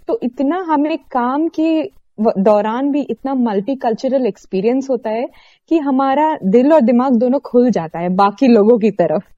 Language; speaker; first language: Hindi; non-native, local second language; Malayalam